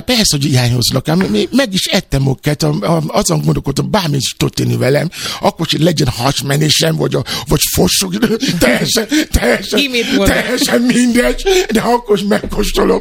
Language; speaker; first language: Hungarian; non-native, fluent; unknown